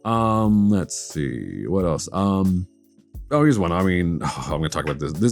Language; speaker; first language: English; native; English